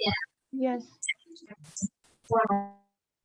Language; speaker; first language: English; non-native, learner; Chinese